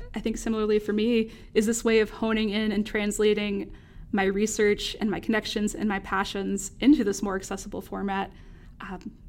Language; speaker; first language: English; native; English